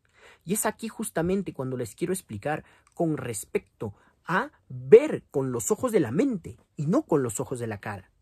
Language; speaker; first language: Spanish; native; Spanish